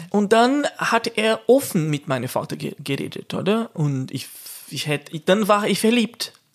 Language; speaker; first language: German; non-native, fluent; Portuguese